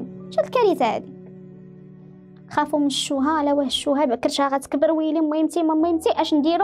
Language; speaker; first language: Arabic; native; Arabic